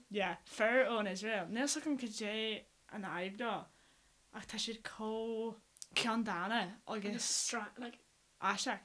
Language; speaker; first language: Irish; non-native, local second language; English